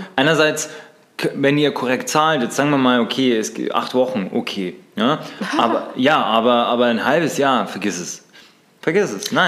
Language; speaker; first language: German; native; German